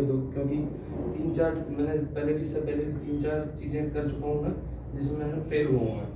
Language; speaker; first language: Hindi; native; Hindi